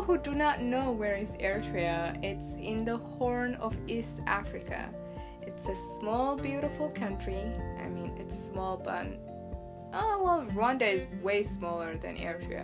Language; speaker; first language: English; non-native, fluent; Tigrinya